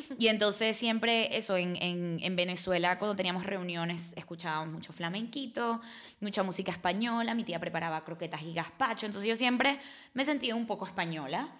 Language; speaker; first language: Spanish; native; Spanish